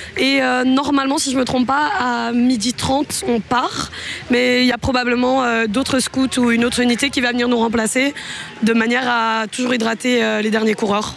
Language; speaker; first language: French; native; French